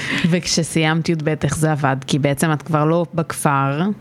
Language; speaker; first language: Hebrew; native; Hebrew